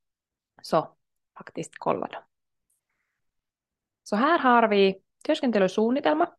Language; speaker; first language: Swedish; non-native, local second language; Finnish